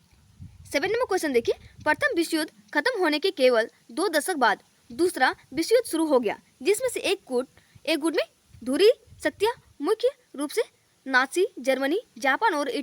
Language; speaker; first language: Hindi; native; Hindi